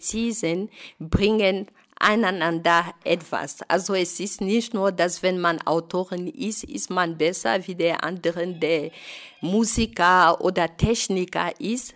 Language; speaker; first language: German; non-native, fluent; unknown